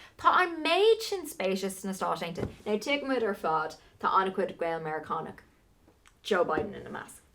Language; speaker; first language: Irish; non-native, local second language; English